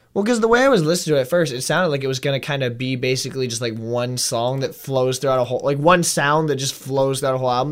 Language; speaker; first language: English; native; English